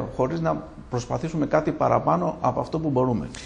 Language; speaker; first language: Greek; native; Greek